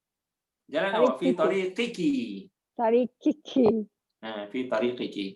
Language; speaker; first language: Arabic; non-native, fluent; Malay